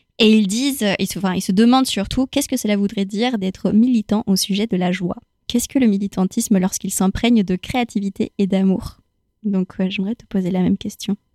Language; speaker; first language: French; non-native, fluent; Spanish